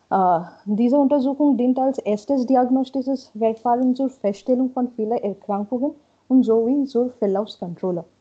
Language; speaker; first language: German; non-native, learner; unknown